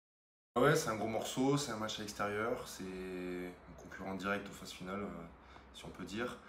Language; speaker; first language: French; native; French